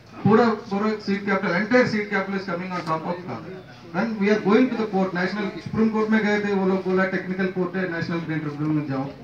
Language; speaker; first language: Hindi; non-native, local second language; Telugu